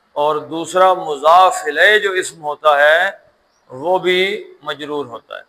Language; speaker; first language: Urdu; non-native, local second language; Punjabi